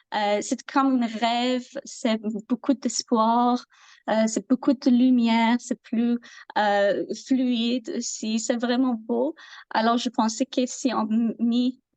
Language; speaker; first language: French; non-native, learner; Persian